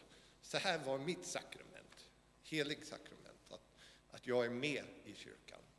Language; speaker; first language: Swedish; non-native, fluent; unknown